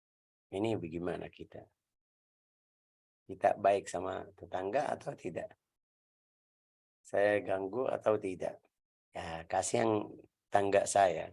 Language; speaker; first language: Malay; non-native, learner; Arabic